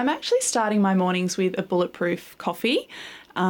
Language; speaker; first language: English; native; English